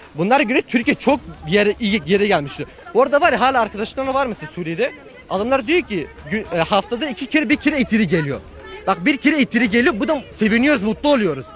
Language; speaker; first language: Turkish; early bilingual, heritage; Turkish